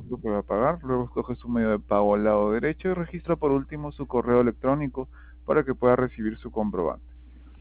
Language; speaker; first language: Spanish; native; Spanish